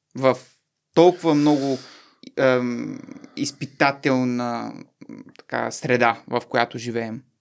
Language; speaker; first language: Bulgarian; native; Bulgarian